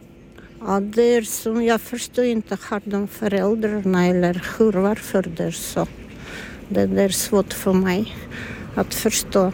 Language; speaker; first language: Swedish; non-native, learner; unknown